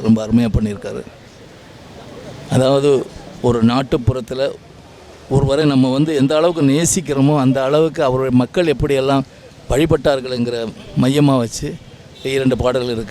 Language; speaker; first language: Tamil; native; Tamil